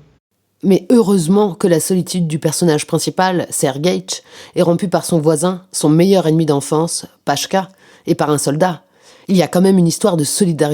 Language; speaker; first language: French; native; French